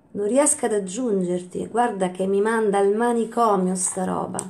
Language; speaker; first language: Italian; native; Italian